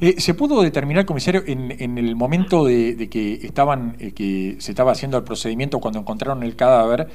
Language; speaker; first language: Spanish; native; Spanish